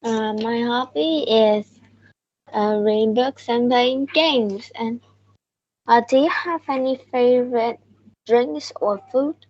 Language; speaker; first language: English; non-native, learner; Vietnamese